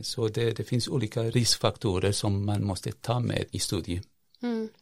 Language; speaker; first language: Swedish; non-native, fluent; Portuguese